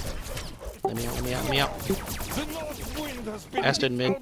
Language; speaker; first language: English; native; English